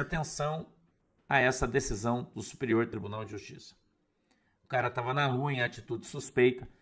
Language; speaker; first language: Portuguese; native; Portuguese